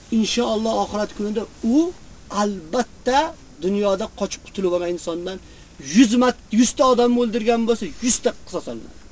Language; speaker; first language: Uzbek; native; Uzbek